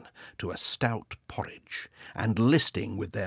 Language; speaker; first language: English; native; English